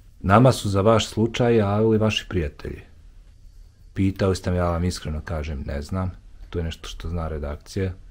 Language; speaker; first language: Bosnian; native; Bosnian